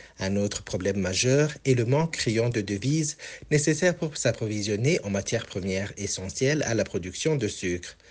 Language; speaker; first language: French; non-native, local second language; Rundi